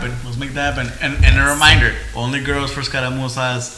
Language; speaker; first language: English; early bilingual, other home language; Spanish